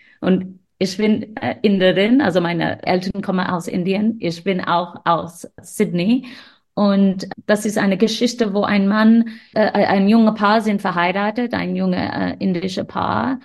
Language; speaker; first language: German; non-native, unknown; English